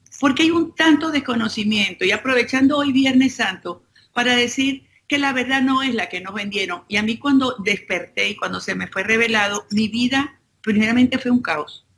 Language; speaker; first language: Spanish; native; Spanish